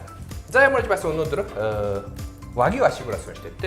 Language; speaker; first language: Mongolian; non-native, learner; Japanese